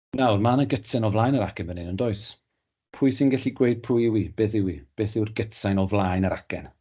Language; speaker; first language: Welsh; native; Welsh